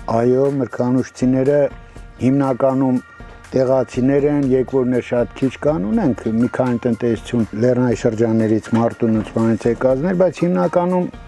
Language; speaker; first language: Armenian; native; Armenian